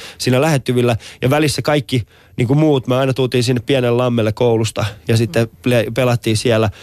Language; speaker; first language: Finnish; early bilingual, other home language; Persian